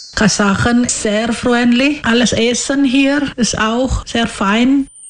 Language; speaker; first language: German; non-native, learner; Indonesian